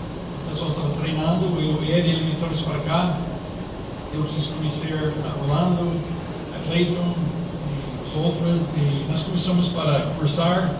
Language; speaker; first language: Portuguese; non-native, fluent; English